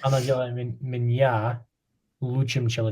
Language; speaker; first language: Russian; non-native, learner; English